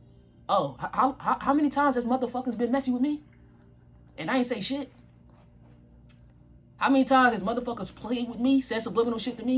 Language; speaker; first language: English; native; English